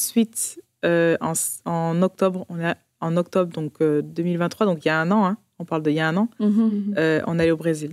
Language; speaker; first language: French; early bilingual, other home language; Portuguese